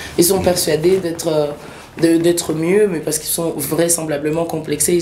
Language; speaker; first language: French; early bilingual, other home language; Swahili